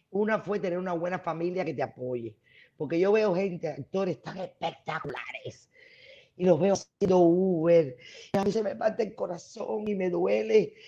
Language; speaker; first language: Spanish; native; Spanish